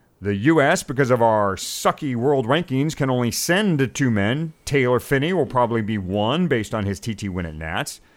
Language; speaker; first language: English; native; English